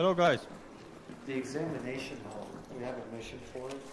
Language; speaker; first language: English; non-native, learner; Ukrainian